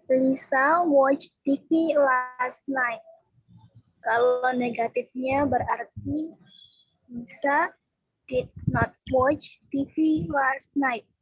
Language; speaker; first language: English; non-native, learner; Indonesian